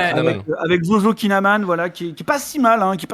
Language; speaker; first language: French; native; French